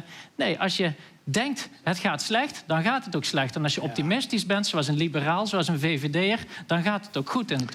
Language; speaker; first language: Dutch; native; Dutch